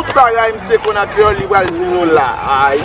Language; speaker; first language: Portuguese; non-native, learner; Haitian Creole